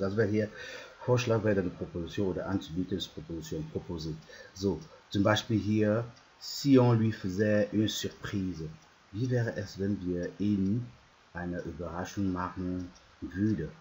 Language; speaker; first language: German; non-native, fluent; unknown